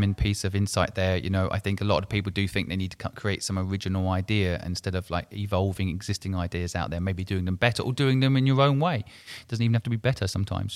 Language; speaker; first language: English; native; English